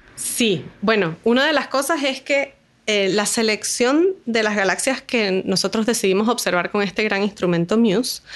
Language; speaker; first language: Spanish; native; Spanish